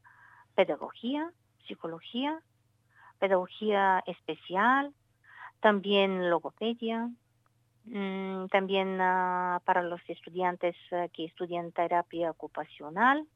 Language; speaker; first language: Spanish; non-native, learner; Bulgarian